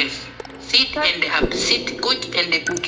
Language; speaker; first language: English; non-native, learner; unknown